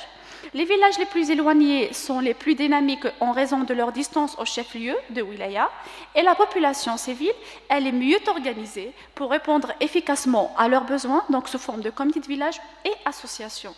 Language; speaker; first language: French; non-native, local second language; Kabyle